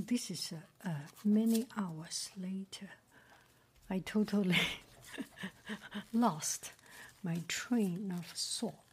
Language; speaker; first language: English; non-native, fluent; Chinese